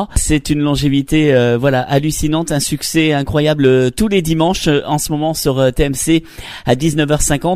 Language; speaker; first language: French; native; French